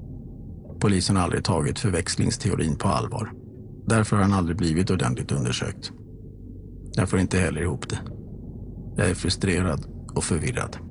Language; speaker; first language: Swedish; native; Swedish